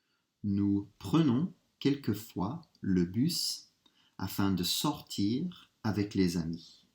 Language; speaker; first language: French; non-native, fluent; English